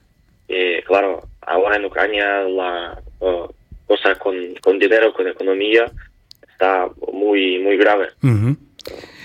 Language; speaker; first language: Spanish; non-native, learner; Ukrainian